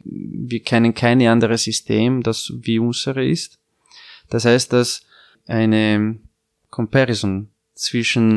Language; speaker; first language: German; non-native, fluent; Italian